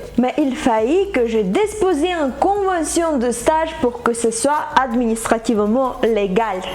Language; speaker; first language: French; non-native, fluent; Ukrainian